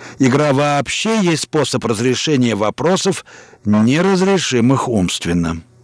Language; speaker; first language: Russian; native; Russian